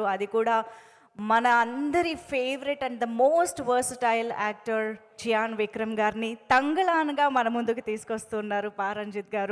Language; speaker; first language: Telugu; native; Telugu